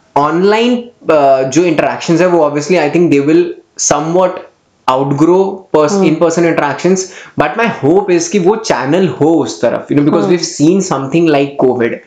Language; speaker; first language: English; non-native, local second language; Hindi